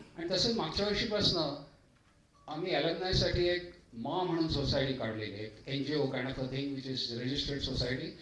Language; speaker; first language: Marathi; native; Marathi